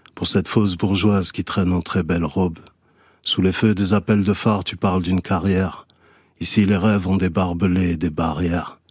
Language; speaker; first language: French; early bilingual, other home language; Fula